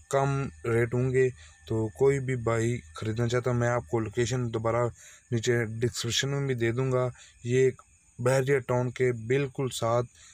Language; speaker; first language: Urdu; non-native, local second language; Punjabi